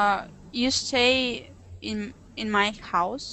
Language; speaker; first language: English; non-native, learner; Russian